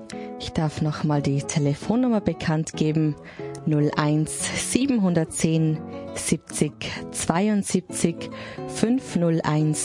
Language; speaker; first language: German; native; German